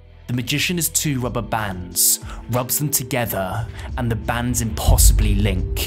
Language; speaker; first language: English; native; English